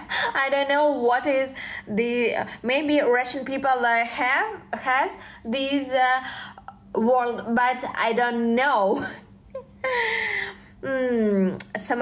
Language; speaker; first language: English; non-native, learner; Russian